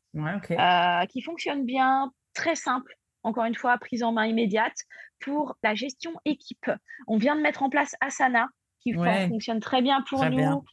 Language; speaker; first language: French; native; French